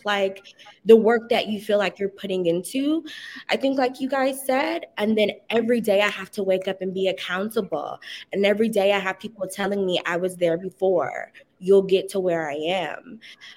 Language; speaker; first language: English; native; English